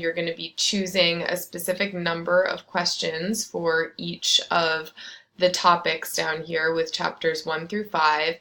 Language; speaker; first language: English; native; English